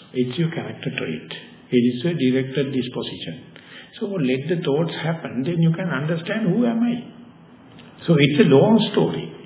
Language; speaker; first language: English; non-native, local second language; Sinhala